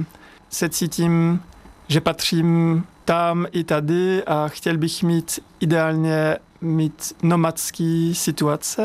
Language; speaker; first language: Czech; non-native, fluent; French